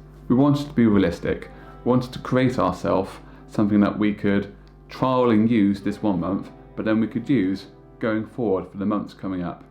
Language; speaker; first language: English; native; English